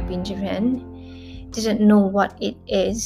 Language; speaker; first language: English; non-native, fluent; Japanese